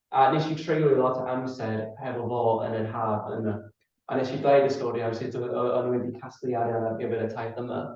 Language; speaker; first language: Welsh; non-native, fluent; English